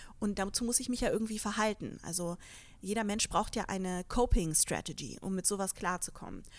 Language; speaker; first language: German; early bilingual, other home language; Arabic